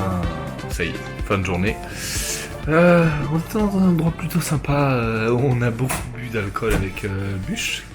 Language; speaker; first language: French; native; French